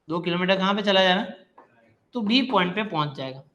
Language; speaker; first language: Hindi; non-native, local second language; Gujarati